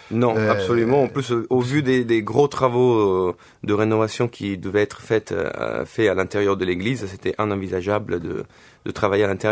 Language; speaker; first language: French; non-native, fluent; Italian